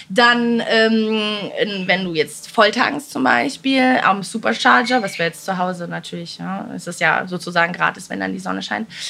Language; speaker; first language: German; early bilingual, other home language; Italian